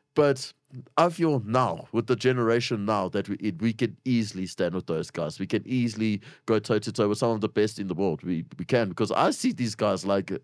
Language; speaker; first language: English; native; English